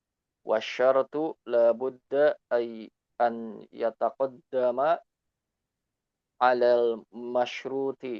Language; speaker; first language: Arabic; non-native, learner; Indonesian